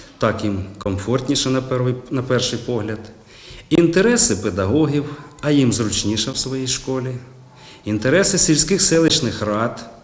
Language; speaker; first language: Ukrainian; native; Ukrainian